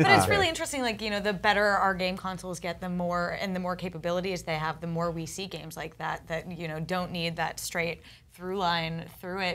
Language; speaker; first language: English; native; English